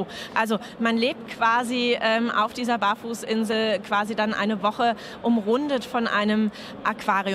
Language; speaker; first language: German; native; German